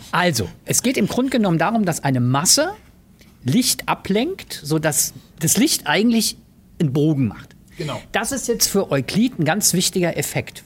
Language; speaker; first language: German; native; German